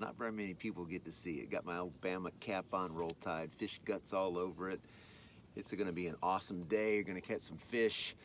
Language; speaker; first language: English; native; English